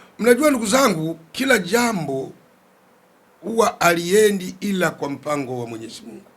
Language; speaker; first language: Swahili; native; Swahili